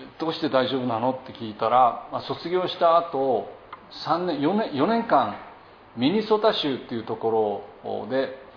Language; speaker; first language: Japanese; native; Japanese